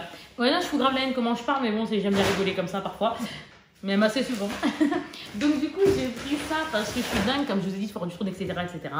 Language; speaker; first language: French; native; French